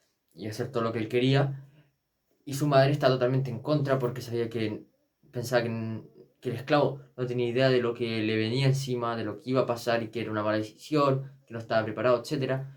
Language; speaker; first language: Spanish; native; Spanish